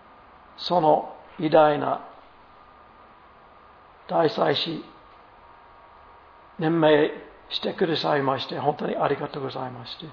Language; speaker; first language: Japanese; non-native, fluent; English